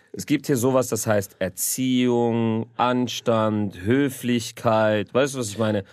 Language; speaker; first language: German; native; German